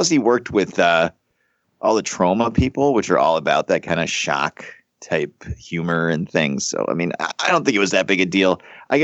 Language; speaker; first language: English; native; English